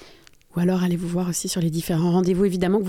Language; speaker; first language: French; native; French